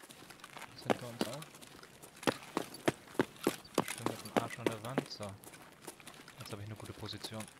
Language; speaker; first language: German; native; German